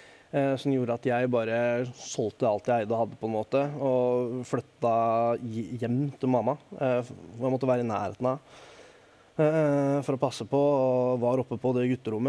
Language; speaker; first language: Norwegian; native; Norwegian